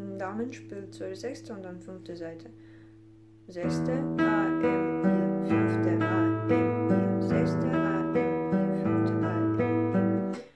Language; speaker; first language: German; non-native, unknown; Ukrainian